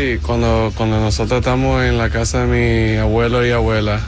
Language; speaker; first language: Spanish; early bilingual, heritage; English